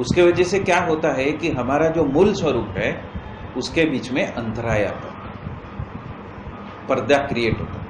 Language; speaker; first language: Hindi; non-native, local second language; Gujarati